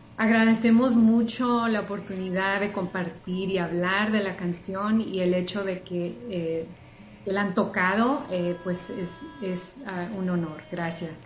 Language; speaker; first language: Spanish; early bilingual, heritage; Spanish